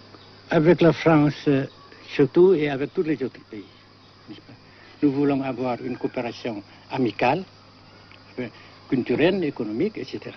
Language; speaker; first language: French; non-native, local second language; Vietnamese